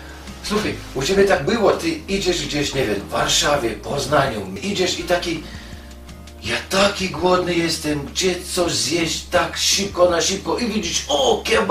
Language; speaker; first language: Polish; non-native, fluent; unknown